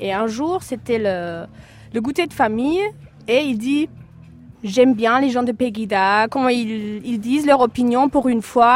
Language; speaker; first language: French; non-native, fluent; German